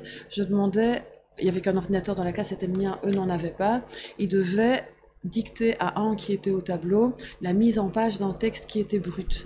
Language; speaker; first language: French; native; French